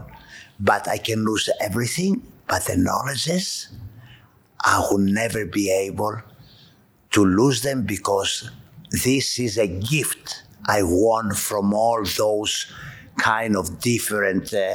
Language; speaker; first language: English; non-native, fluent; Greek